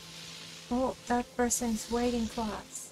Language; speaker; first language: English; non-native, learner; Japanese